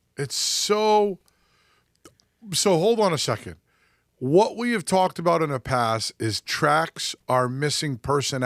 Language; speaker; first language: English; native; English